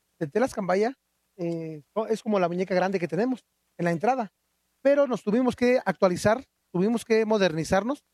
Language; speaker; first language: Spanish; non-native, local second language; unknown